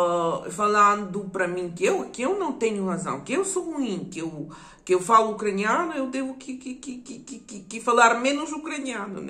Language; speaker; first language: Portuguese; non-native, fluent; Ukrainian